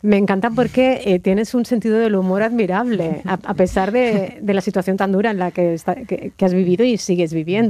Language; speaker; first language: Spanish; native; Spanish